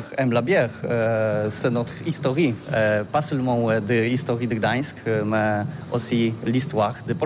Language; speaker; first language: French; non-native, learner; Polish